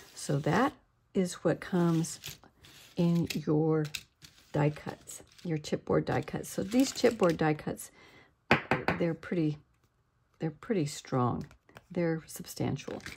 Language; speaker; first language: English; native; English